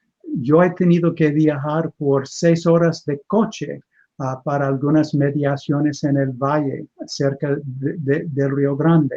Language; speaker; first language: Spanish; non-native, fluent; English